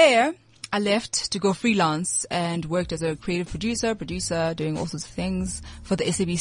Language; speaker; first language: English; non-native, local second language; Southern Sotho